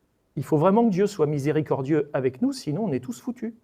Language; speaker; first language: French; native; French